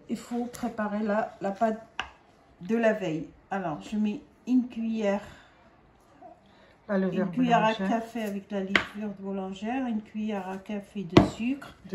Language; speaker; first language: French; non-native, fluent; Arabic